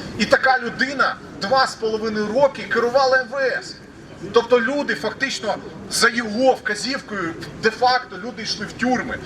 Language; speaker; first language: Ukrainian; native; Ukrainian